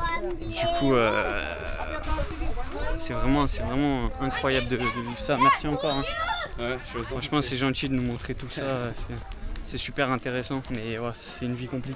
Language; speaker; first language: French; native; French